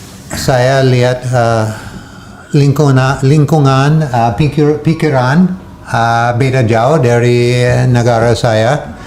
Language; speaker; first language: Indonesian; non-native, fluent; English